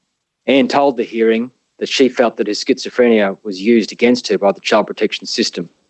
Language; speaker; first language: English; native; English